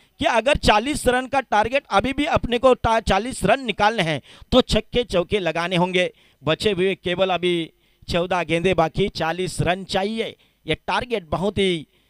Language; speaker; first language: Hindi; non-native, local second language; Marathi